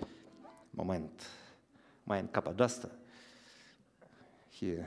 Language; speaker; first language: German; non-native, learner; Russian